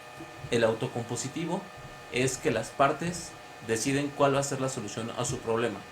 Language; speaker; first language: Spanish; native; Spanish